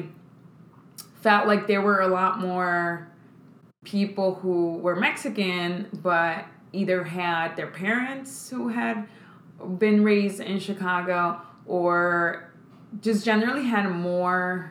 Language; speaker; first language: English; early bilingual, other home language; Spanish